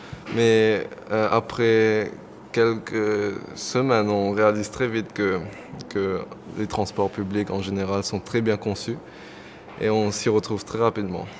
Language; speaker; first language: French; non-native, local second language; Morisyen